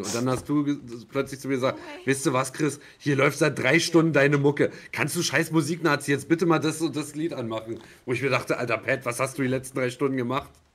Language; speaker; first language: German; native; German